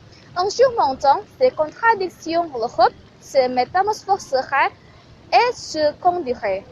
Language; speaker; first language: French; non-native, learner; Indonesian